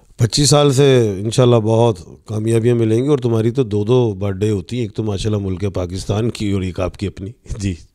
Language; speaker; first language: Urdu; non-native, local second language; Punjabi